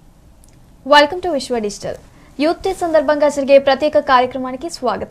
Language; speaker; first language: Telugu; native; Telugu